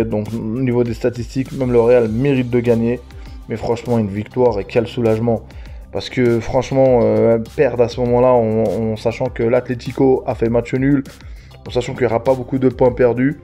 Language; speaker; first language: French; native; French